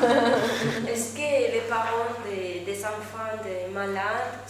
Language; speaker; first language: French; non-native, fluent; Spanish